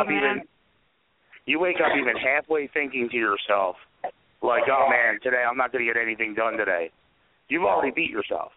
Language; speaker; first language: English; native; English